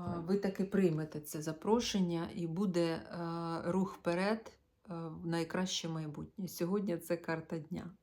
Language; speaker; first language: Ukrainian; non-native, local second language; Russian